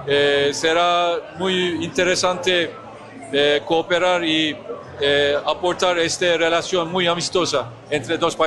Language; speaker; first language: Spanish; non-native, learner; Turkish